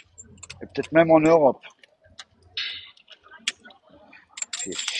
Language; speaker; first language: French; native; French